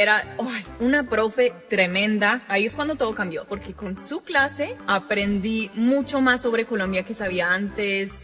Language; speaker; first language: Spanish; non-native, fluent; English